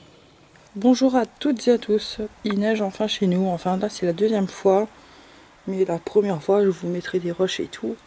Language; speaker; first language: French; native; French